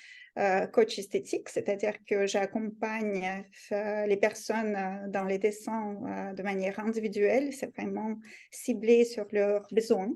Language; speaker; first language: French; non-native, fluent; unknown